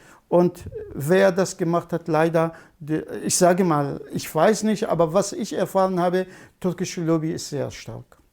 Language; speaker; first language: German; non-native, fluent; Kurdish